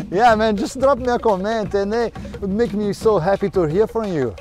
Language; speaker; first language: English; non-native, fluent; Portuguese